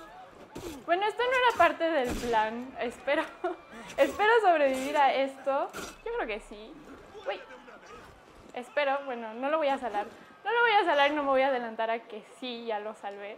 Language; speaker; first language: Spanish; native; Spanish